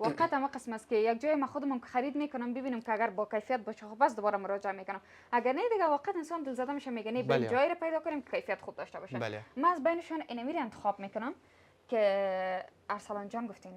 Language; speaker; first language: Persian; native; Persian